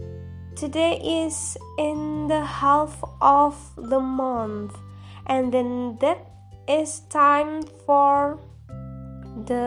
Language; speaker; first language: English; non-native, learner; Indonesian